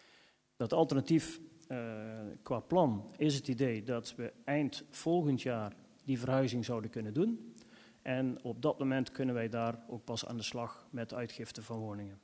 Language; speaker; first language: Dutch; native; Dutch